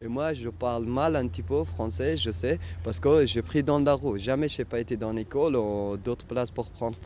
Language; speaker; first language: French; non-native, learner; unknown